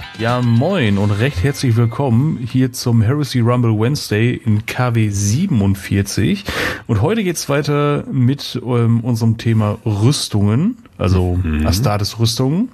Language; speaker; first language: German; native; German